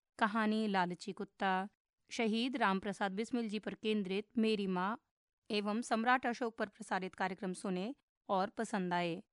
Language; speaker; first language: Hindi; native; Hindi